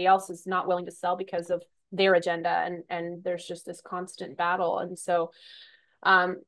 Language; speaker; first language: English; native; English